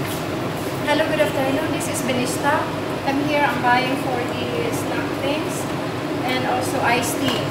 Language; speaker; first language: English; non-native, local second language; Filipino